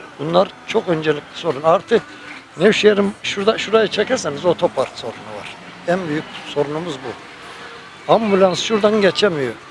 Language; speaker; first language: Turkish; native; Turkish